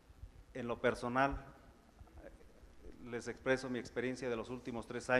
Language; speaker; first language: Spanish; native; Spanish